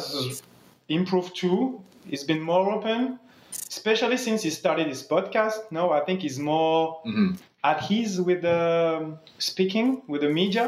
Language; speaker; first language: English; non-native, fluent; French